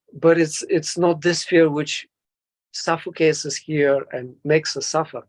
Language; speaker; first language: English; non-native, fluent; Bulgarian